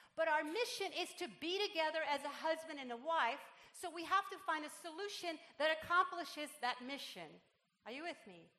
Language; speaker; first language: English; non-native, fluent; Spanish